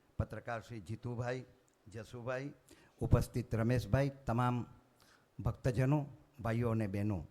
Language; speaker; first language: Gujarati; native; Gujarati